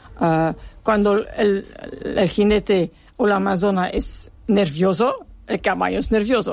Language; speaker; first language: Spanish; non-native, learner; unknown